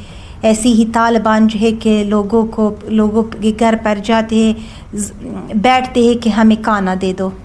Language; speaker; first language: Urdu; non-native, learner; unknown